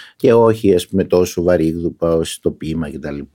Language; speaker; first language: Greek; early bilingual, other home language; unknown